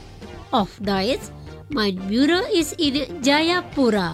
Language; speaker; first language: German; non-native, fluent; Indonesian